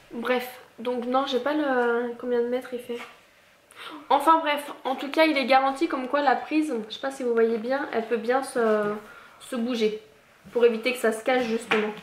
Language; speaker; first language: French; native; French